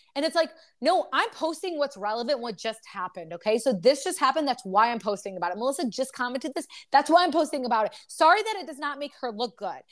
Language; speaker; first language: English; native; English